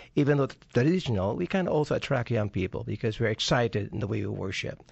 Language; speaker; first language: English; non-native, local second language; Filipino